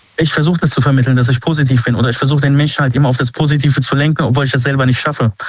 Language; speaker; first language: German; early bilingual, other home language; Arabic